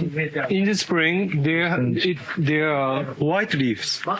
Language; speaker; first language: English; non-native, learner; Japanese